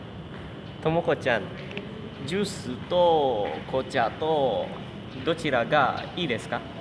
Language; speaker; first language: Japanese; non-native, learner; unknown